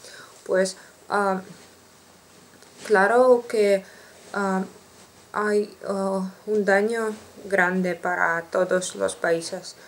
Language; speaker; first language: Spanish; non-native, learner; Russian